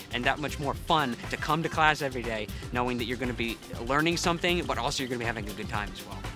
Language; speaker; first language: English; native; English